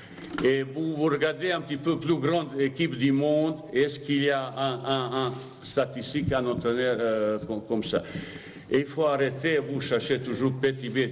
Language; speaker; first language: French; non-native, fluent; Bosnian